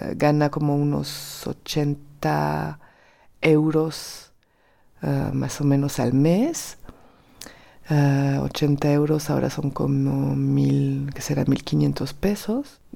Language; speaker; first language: Spanish; non-native, fluent; French